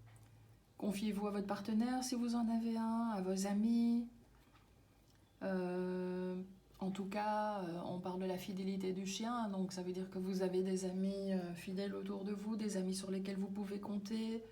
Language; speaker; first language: French; native; French